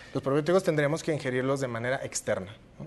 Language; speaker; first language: Spanish; native; Spanish